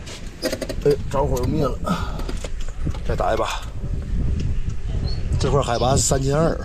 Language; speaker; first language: Chinese; native; Chinese